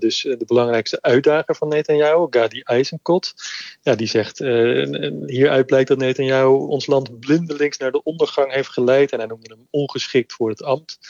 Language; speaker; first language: Dutch; native; Dutch